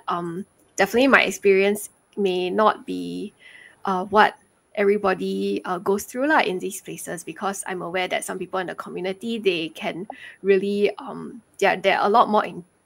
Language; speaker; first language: English; early bilingual, other home language; Chinese